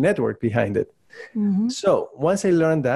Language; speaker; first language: English; non-native, fluent; Spanish